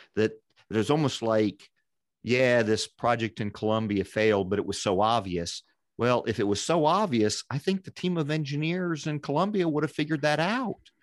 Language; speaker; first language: English; native; English